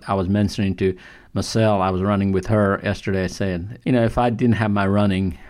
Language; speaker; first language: English; non-native, local second language; Nepali